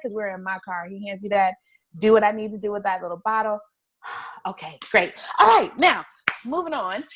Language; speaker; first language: English; native; English